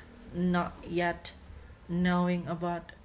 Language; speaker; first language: English; non-native, learner; Indonesian